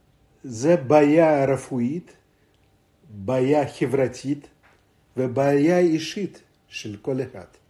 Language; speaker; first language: Hebrew; non-native, fluent; Russian